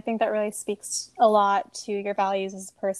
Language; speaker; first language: English; native; English